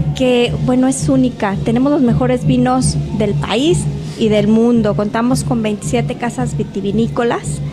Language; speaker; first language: Spanish; native; Spanish